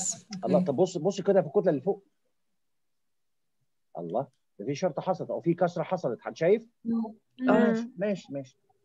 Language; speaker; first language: Arabic; native; Arabic